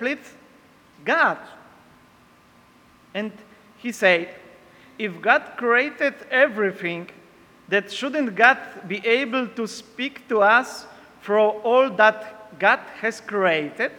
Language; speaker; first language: English; non-native, learner; Polish